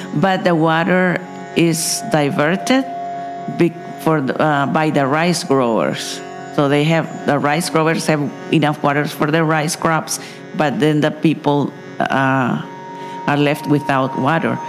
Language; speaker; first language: English; non-native, fluent; Spanish